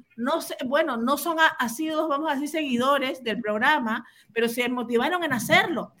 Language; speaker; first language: Spanish; native; Spanish